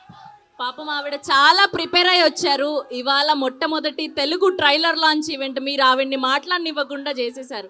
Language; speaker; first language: Telugu; native; Telugu